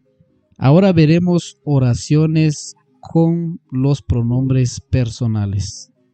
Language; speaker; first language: Spanish; non-native, local second language; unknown